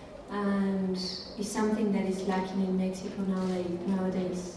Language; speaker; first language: English; non-native, fluent; Spanish